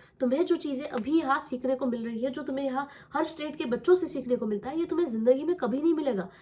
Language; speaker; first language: Hindi; non-native, local second language; Marathi